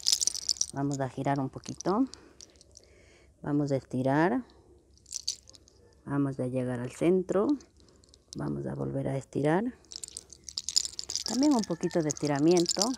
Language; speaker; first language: Spanish; native; Spanish